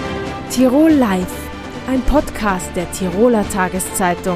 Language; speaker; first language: German; native; German